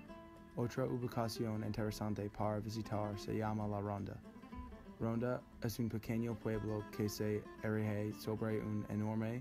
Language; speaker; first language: Spanish; non-native, learner; English